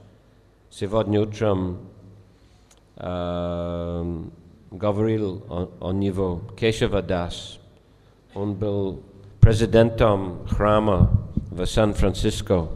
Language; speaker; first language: Russian; non-native, fluent; English